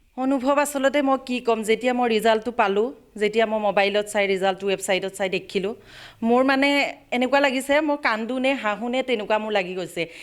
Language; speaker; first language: Assamese; native; Assamese